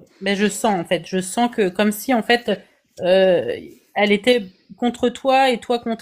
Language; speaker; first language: French; native; French